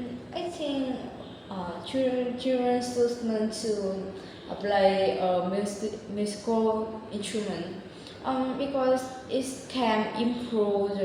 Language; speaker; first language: English; non-native, learner; Vietnamese